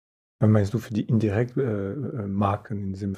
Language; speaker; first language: German; non-native, fluent; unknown